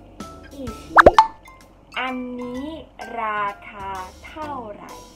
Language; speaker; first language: Chinese; non-native, learner; Thai